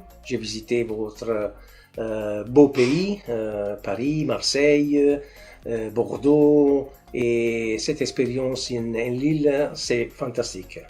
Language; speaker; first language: French; non-native, learner; Italian